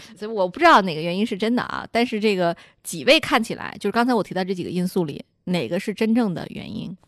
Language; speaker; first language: Chinese; native; Chinese